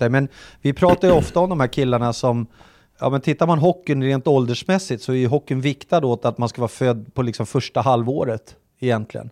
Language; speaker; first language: Swedish; native; Swedish